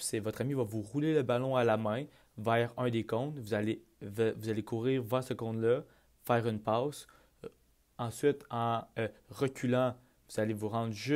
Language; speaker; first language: French; native; French